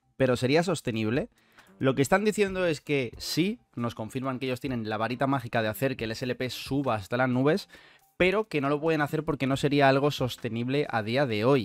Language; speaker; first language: Spanish; native; Spanish